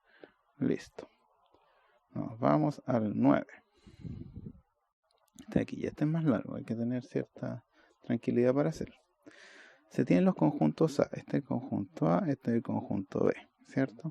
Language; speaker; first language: Spanish; native; Spanish